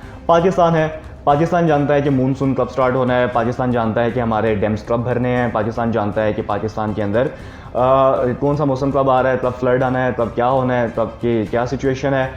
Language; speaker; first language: Urdu; non-native, local second language; Punjabi